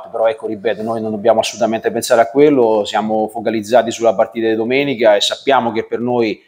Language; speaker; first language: Italian; native; Italian